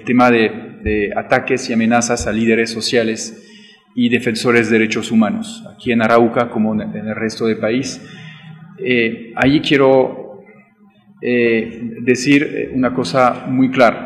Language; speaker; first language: Spanish; non-native, fluent; French